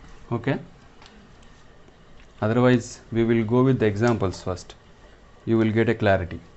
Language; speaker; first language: English; non-native, local second language; Telugu